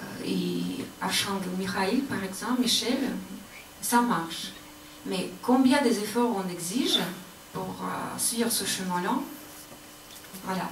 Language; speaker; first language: French; non-native, learner; Russian